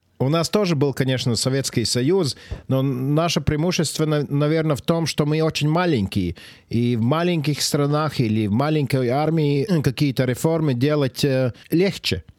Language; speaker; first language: Russian; non-native, local second language; Latvian